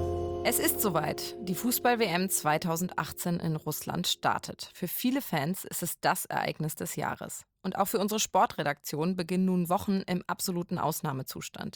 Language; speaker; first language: German; native; German